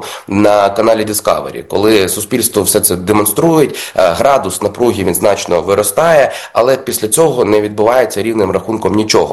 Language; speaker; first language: Ukrainian; native; Ukrainian